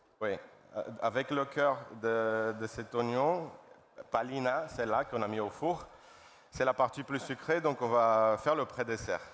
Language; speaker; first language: French; non-native, fluent; Portuguese